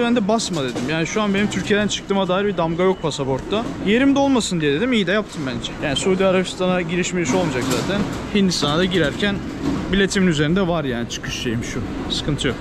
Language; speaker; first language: Turkish; native; Turkish